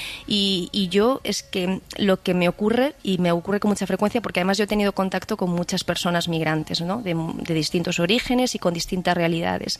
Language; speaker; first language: Spanish; native; Spanish